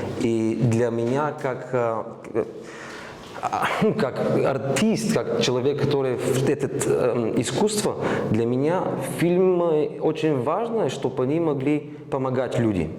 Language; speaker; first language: Russian; non-native, learner; Bulgarian